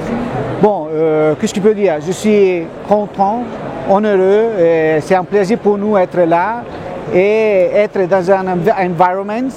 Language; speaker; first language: French; non-native, fluent; Italian